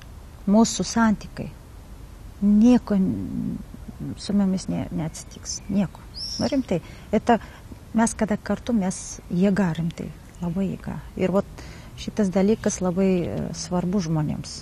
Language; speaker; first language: Lithuanian; non-native, learner; Kazakh